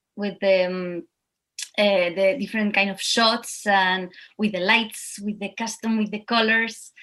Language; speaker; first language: English; non-native, fluent; Spanish